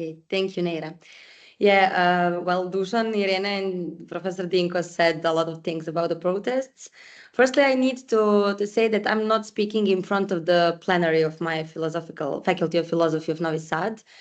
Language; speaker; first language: English; non-native, fluent; Serbian